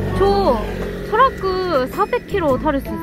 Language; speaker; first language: Korean; non-native, fluent; Japanese